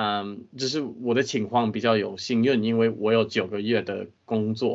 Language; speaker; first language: Chinese; non-native, fluent; English